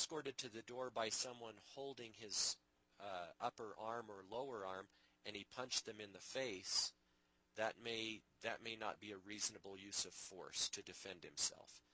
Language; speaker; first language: English; native; English